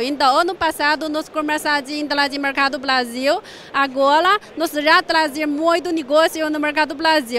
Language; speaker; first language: Portuguese; non-native, learner; Chinese